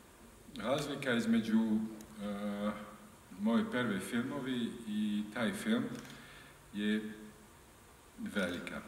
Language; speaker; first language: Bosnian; non-native, learner; French